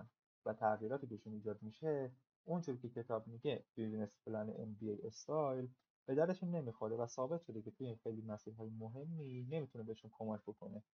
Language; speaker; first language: Persian; native; Persian